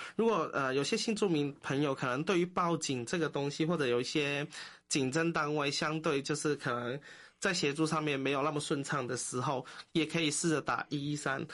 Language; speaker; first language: Chinese; non-native, local second language; Cantonese